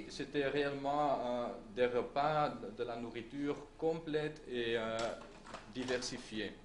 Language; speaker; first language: French; non-native, local second language; Dutch